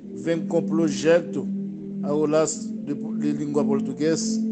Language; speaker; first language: Portuguese; non-native, learner; Haitian Creole